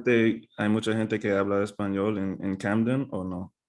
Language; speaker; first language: Spanish; non-native, fluent; English